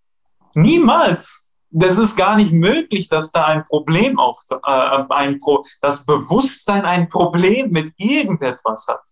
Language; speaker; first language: German; non-native, fluent; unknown